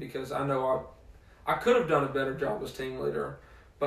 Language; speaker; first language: English; native; English